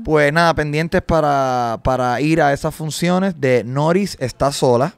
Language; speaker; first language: Spanish; native; Spanish